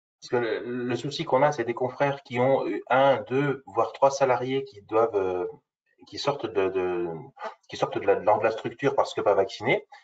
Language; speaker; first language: French; native; French